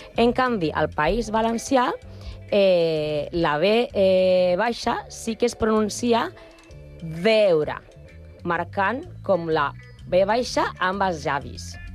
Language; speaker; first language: Catalan; non-native, learner; Spanish